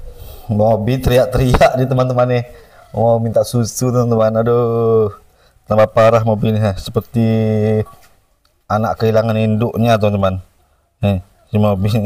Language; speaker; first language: Indonesian; native; Indonesian